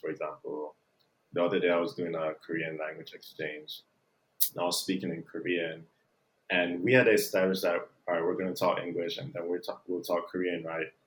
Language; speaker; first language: English; non-native, local second language; Jamaican Creole English